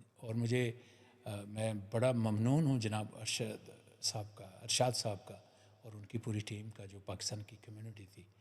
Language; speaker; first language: Urdu; non-native, local second language; Punjabi